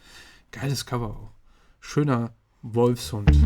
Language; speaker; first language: German; native; German